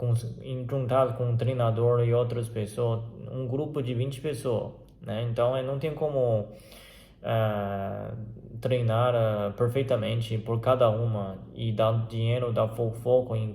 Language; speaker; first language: Portuguese; non-native, learner; Chinese